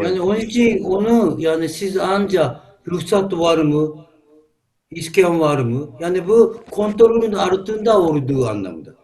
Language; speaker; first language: Turkish; non-native, learner; Japanese